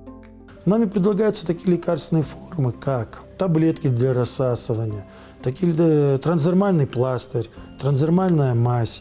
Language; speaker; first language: Russian; native; Russian